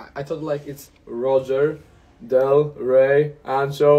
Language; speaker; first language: English; non-native, fluent; Polish